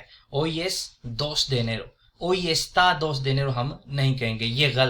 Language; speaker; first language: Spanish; non-native, fluent; Urdu